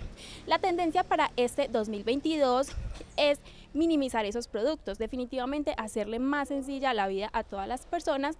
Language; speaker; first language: Spanish; native; Spanish